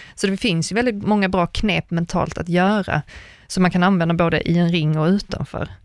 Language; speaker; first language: Swedish; native; Swedish